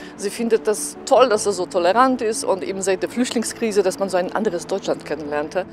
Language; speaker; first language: German; non-native, fluent; Polish